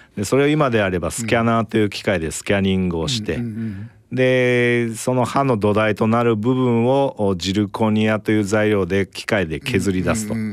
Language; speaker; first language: Japanese; native; Japanese